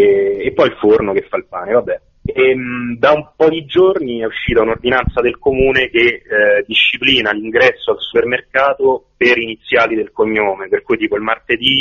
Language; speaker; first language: Italian; native; Italian